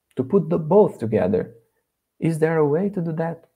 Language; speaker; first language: English; non-native, learner; Portuguese